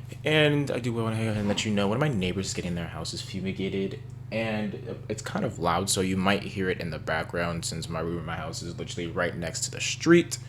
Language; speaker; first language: English; native; English